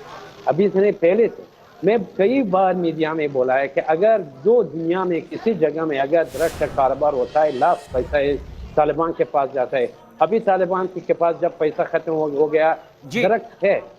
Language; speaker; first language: Hindi; non-native, fluent; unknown